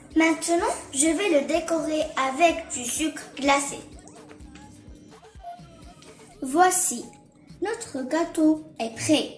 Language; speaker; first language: French; non-native, learner; Arabic